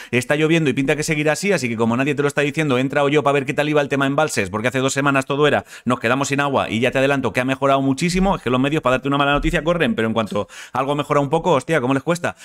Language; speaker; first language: Spanish; native; Spanish